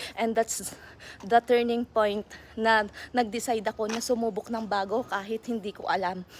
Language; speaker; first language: Filipino; non-native, local second language; Cebuano